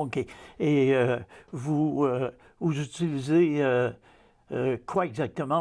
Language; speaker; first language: French; native; French